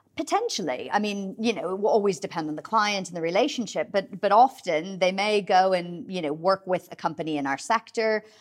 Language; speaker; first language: English; native; English